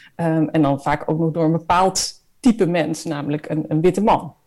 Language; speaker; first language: Dutch; native; Dutch